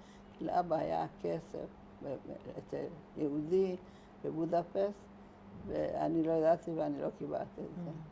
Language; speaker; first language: Hebrew; non-native, fluent; Hungarian